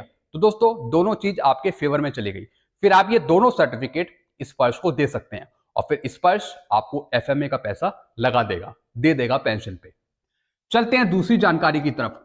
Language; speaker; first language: Hindi; native; Hindi